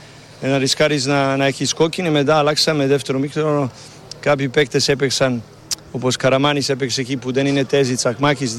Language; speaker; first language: Greek; non-native, learner; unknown